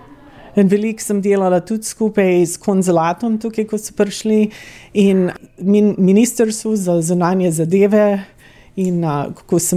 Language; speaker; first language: Slovenian; early bilingual, heritage; Slovenian